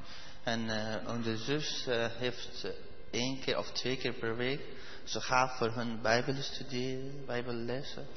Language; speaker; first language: Dutch; non-native, learner; Persian